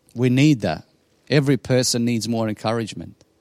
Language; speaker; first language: English; non-native, fluent; Bosnian